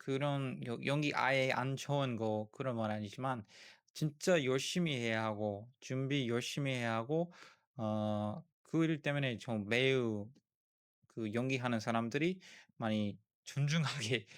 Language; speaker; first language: Korean; non-native, learner; English